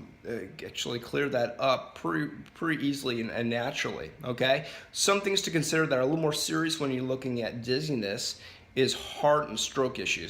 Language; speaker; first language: English; native; English